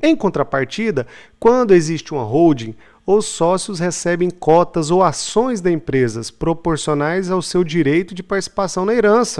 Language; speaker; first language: Portuguese; native; Portuguese